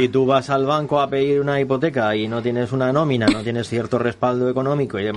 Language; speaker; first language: Spanish; native; Spanish